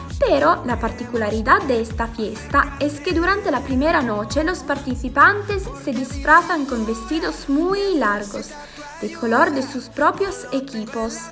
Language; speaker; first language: Spanish; non-native, learner; Italian